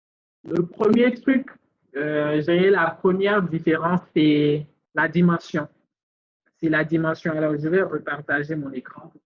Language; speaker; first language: French; native; French